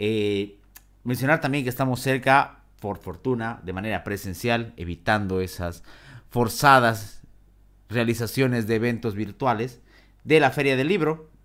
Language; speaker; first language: Spanish; native; Spanish